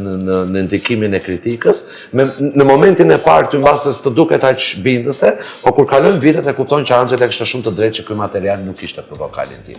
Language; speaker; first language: Albanian; native; Albanian